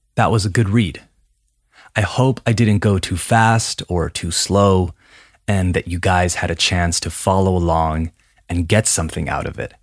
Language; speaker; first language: English; native; English